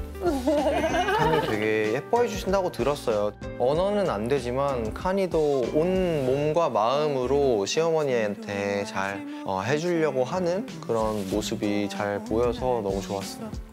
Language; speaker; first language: Korean; native; Korean